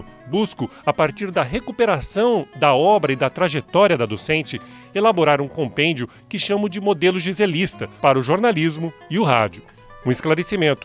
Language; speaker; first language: Portuguese; native; Portuguese